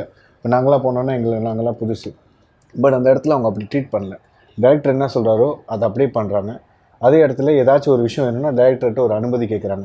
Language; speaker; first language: Tamil; native; Tamil